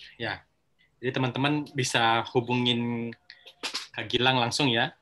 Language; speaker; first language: Indonesian; native; Indonesian